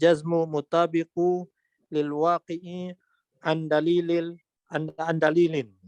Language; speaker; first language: Arabic; non-native, learner; Indonesian